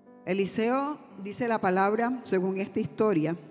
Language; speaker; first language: Spanish; native; Spanish